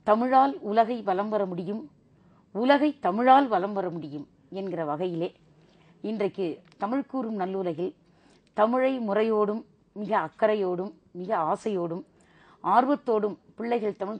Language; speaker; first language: Tamil; native; Tamil